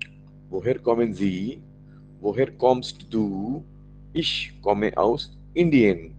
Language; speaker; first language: German; non-native, learner; Marathi